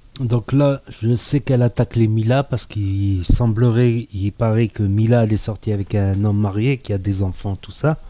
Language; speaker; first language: French; native; French